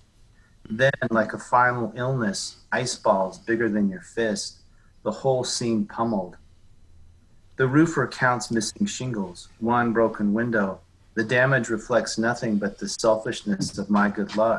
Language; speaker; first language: English; native; English